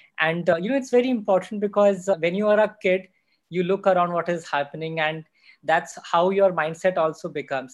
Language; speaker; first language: English; non-native, local second language; Hindi